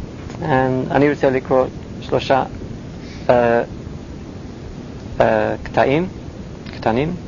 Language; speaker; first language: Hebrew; non-native, fluent; English